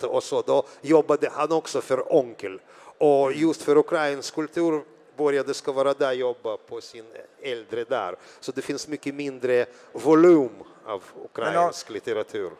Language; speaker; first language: Swedish; non-native, fluent; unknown